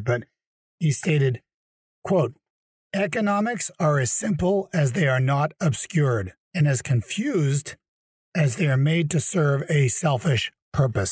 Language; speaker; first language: English; native; English